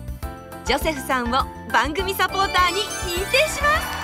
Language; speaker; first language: Japanese; native; Japanese